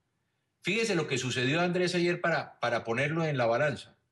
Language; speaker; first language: Spanish; native; Spanish